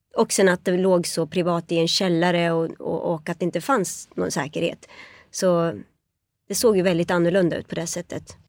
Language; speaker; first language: Swedish; early bilingual, other home language; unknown